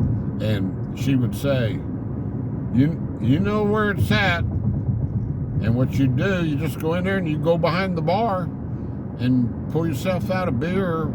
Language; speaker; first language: English; native; English